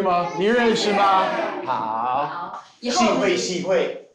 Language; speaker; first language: Chinese; non-native, fluent; English